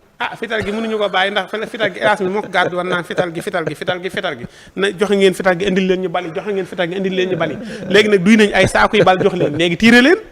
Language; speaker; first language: Wolof; native; Wolof